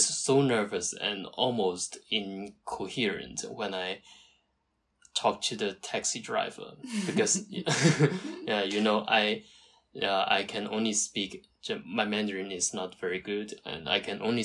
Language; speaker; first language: English; non-native, local second language; Cantonese